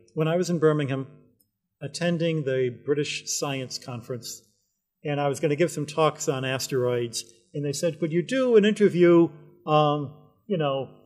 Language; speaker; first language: English; native; English